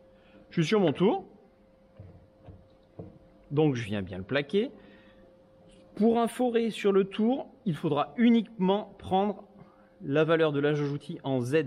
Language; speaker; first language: French; native; French